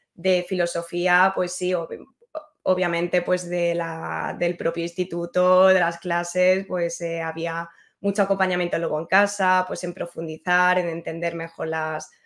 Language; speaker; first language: Spanish; native; Spanish